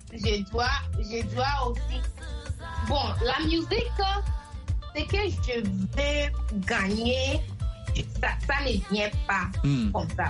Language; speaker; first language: French; non-native, learner; Akan